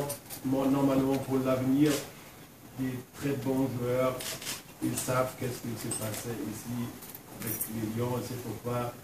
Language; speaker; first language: French; non-native, fluent; German